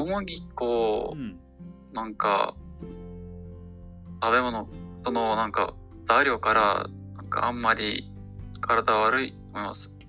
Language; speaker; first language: Japanese; non-native, learner; Ukrainian